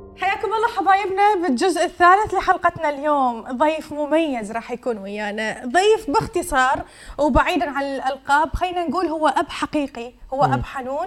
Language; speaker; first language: Arabic; native; Arabic